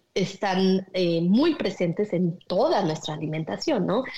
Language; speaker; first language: Spanish; native; Spanish